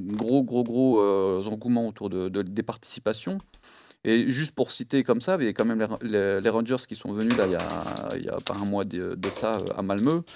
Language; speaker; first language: French; native; French